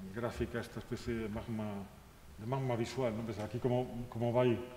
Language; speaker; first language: Spanish; non-native, local second language; Galician